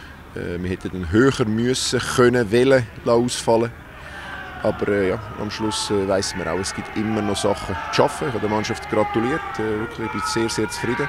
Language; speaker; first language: German; native; German